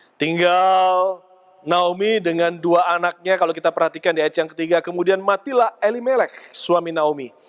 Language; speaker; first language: Indonesian; native; Indonesian